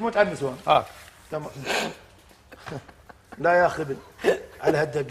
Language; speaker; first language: Arabic; native; Arabic